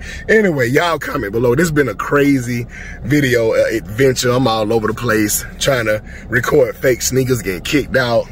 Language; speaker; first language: English; native; English